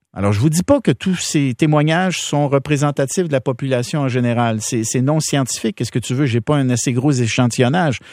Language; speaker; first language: French; native; French